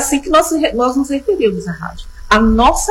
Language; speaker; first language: Portuguese; native; Portuguese